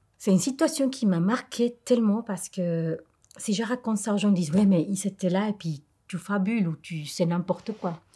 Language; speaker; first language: French; non-native, fluent; Spanish